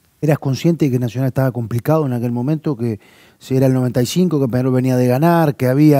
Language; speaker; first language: Spanish; native; Spanish